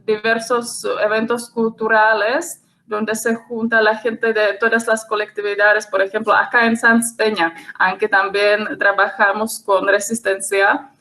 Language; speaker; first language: Spanish; non-native, fluent; Czech